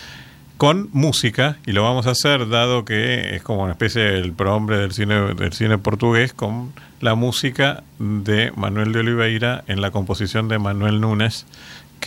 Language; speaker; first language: Spanish; native; Spanish